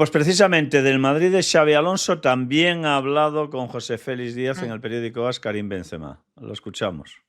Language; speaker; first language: Spanish; native; Spanish